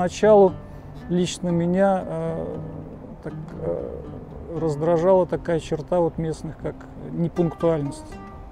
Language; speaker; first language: Russian; native; Russian